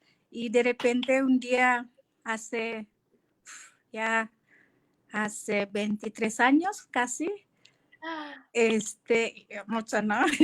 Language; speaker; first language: Spanish; non-native, fluent; Indonesian